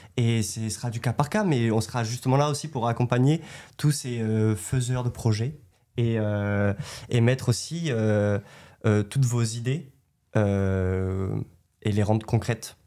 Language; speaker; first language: French; native; French